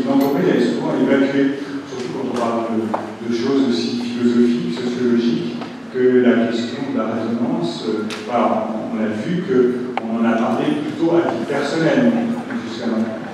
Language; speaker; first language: French; native; French